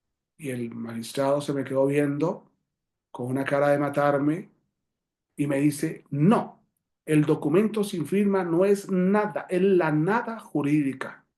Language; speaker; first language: Spanish; native; Spanish